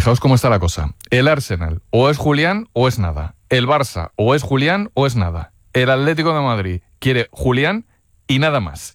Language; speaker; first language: Spanish; native; Spanish